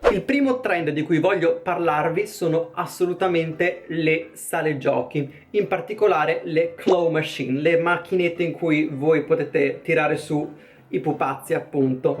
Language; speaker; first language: Italian; native; Italian